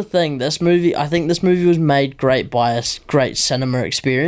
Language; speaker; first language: English; native; English